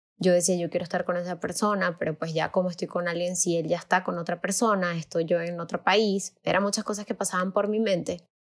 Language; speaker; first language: Spanish; native; Spanish